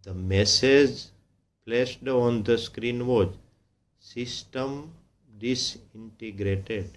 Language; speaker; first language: English; non-native, local second language; Gujarati